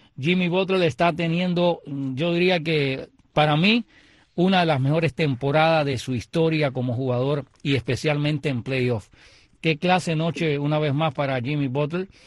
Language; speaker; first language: Spanish; native; Spanish